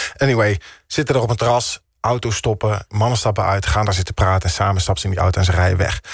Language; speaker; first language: Dutch; native; Dutch